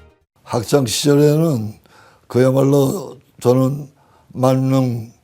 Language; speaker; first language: Korean; native; Korean